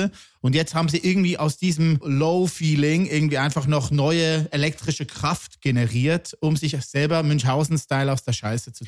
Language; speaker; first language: German; native; German